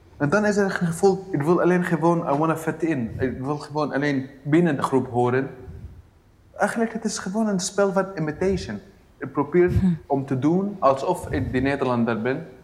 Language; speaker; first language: Dutch; non-native, fluent; Arabic